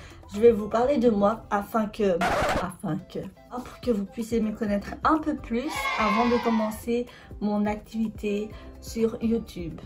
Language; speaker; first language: French; native; French